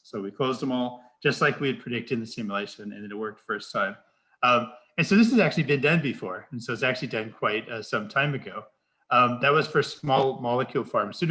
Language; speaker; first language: English; native; English